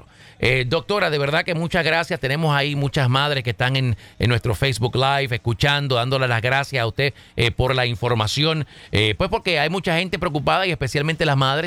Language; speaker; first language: Spanish; native; Spanish